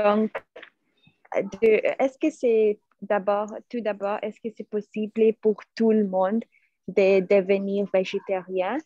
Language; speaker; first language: French; non-native, learner; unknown